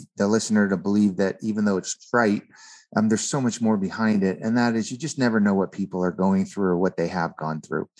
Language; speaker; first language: English; native; English